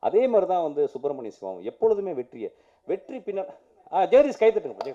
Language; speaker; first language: Tamil; native; Tamil